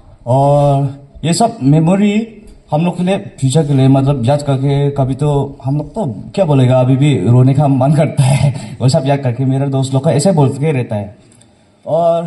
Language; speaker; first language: Hindi; non-native, local second language; Garo